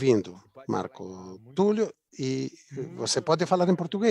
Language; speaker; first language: Portuguese; non-native, fluent; Spanish